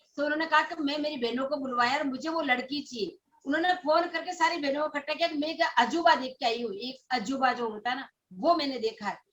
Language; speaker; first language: Hindi; non-native, local second language; Rajasthani